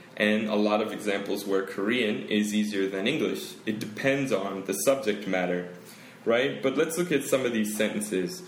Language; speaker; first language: English; native; English